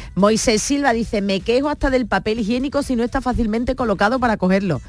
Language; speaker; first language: Spanish; native; Spanish